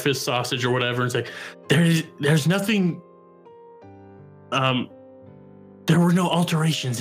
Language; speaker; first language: English; native; English